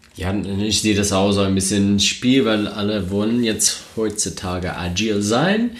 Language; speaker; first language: German; non-native, learner; English